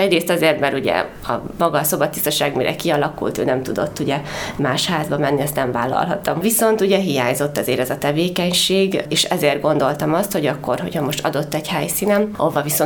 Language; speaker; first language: Hungarian; native; Hungarian